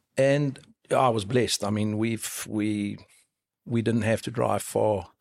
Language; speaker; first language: English; non-native, local second language; Afrikaans